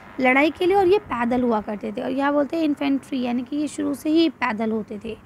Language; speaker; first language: Hindi; native; Hindi